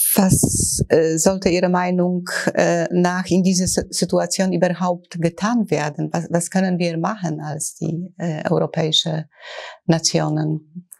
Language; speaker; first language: German; non-native, fluent; Polish